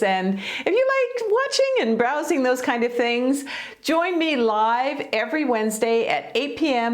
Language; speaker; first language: English; native; English